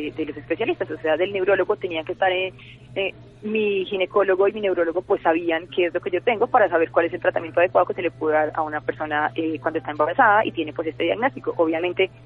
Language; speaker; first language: Spanish; native; Spanish